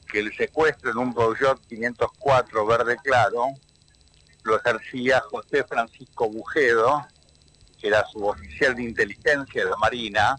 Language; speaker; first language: Spanish; native; Spanish